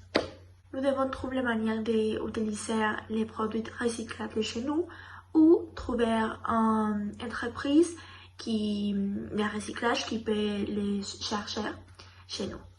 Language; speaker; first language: French; non-native, learner; Spanish